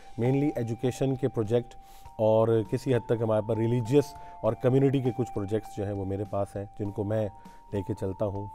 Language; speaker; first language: Urdu; non-native, local second language; Punjabi